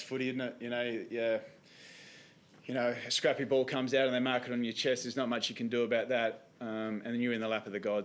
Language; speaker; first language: English; native; English